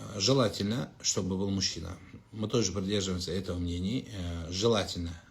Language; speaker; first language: Russian; non-native, local second language; Kazakh